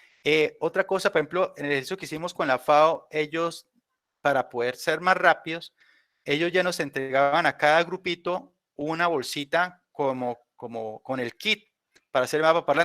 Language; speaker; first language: Spanish; native; Spanish